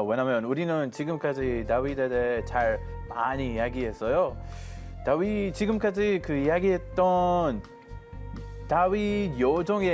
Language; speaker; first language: Korean; non-native, fluent; Hebrew